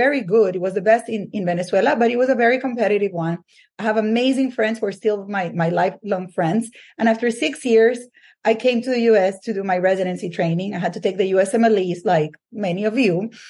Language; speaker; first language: English; non-native, fluent; Spanish